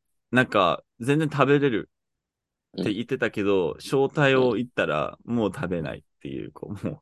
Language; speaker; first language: Japanese; non-native, fluent; English